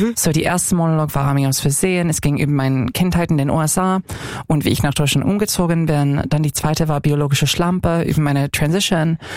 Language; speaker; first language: German; non-native, fluent; English